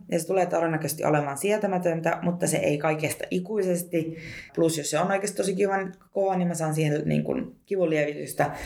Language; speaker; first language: Finnish; early bilingual, other home language; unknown